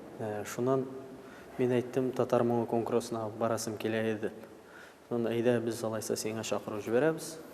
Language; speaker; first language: Tatar; early bilingual, heritage; Tatar